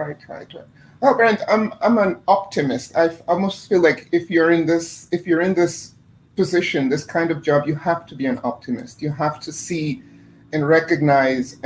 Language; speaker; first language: English; non-native, fluent; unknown